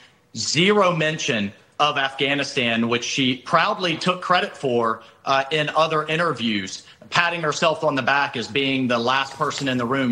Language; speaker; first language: English; native; English